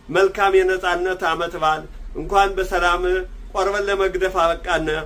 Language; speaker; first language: Amharic; native; Amharic